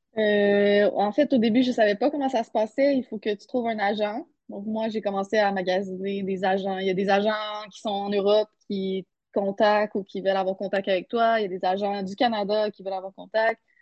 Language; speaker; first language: French; native; French